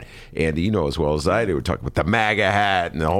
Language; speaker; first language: English; native; English